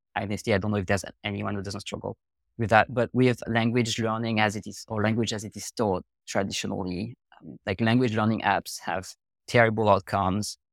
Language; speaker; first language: English; non-native, fluent; French